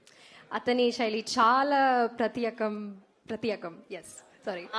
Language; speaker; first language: Telugu; non-native, learner; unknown